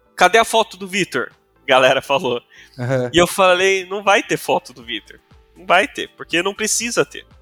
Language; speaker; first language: Portuguese; non-native, local second language; English